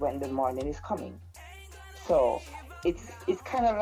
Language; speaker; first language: English; non-native, local second language; Jamaican Creole English